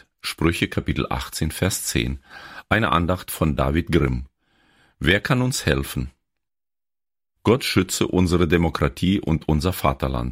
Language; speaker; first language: German; native; German